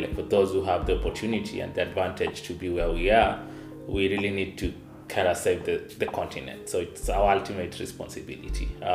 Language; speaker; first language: English; non-native, local second language; Kamba